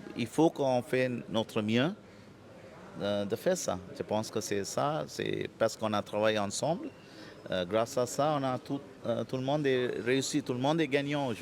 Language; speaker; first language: French; non-native, fluent; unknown